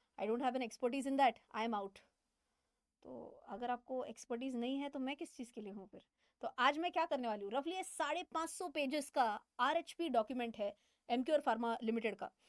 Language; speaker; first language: Hindi; non-native, local second language; Marathi